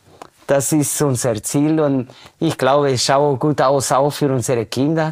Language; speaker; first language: German; non-native, fluent; Spanish